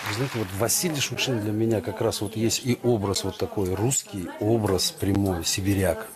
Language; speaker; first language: Russian; native; Russian